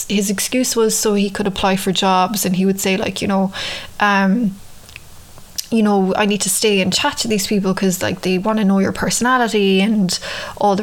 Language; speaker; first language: English; native; English